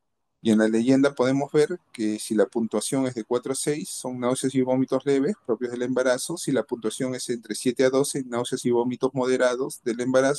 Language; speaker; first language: Spanish; native; Spanish